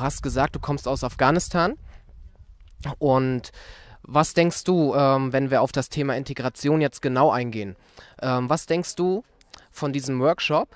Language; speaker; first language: German; native; German